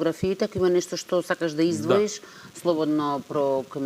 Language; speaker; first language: Macedonian; native; Macedonian